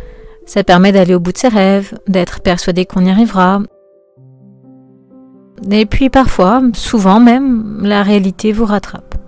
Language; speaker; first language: French; native; French